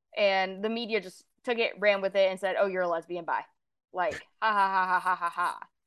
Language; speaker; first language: English; native; English